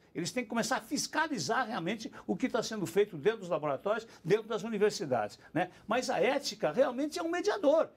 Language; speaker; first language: Portuguese; native; Portuguese